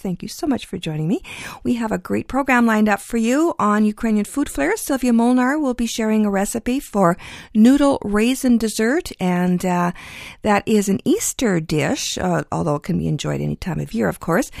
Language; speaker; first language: English; early bilingual, other home language; Ukrainian